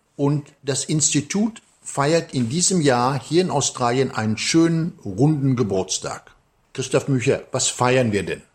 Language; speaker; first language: German; native; German